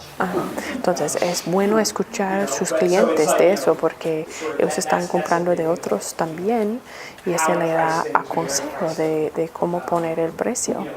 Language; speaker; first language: Spanish; non-native, fluent; English